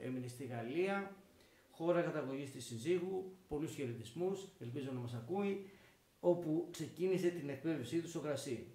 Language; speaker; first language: Greek; native; Greek